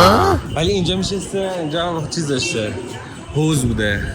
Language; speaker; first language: Persian; native; Persian